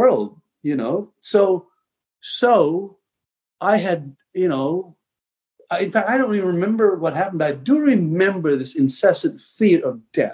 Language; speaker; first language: English; non-native, local second language; Filipino